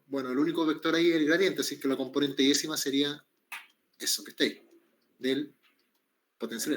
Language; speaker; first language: Spanish; native; Spanish